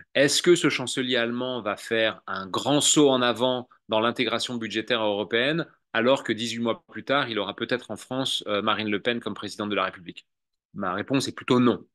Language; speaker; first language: French; native; French